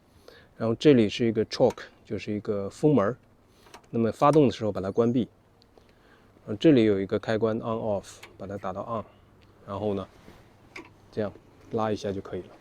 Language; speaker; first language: Chinese; native; Chinese